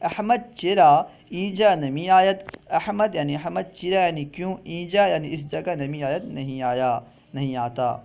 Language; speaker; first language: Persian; non-native, fluent; Urdu